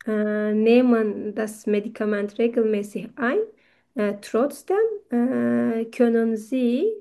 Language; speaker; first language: German; non-native, learner; Turkish